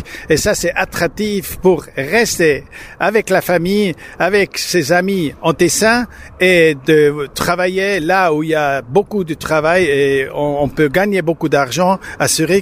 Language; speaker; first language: French; non-native, local second language; German